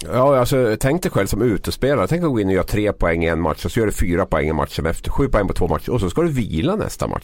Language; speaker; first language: Swedish; native; Swedish